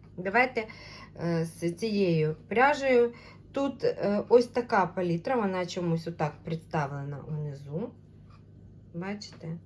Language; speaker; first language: Ukrainian; non-native, local second language; Russian